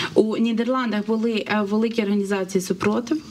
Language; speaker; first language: Ukrainian; native; Ukrainian